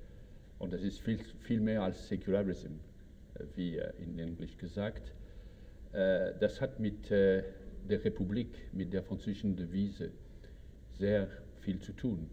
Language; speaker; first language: German; non-native, fluent; French